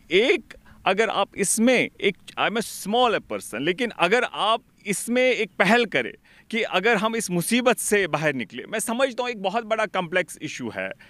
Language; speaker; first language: Hindi; non-native, local second language; Kashmiri